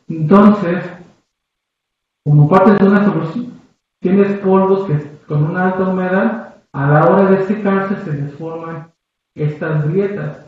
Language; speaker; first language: Spanish; native; Spanish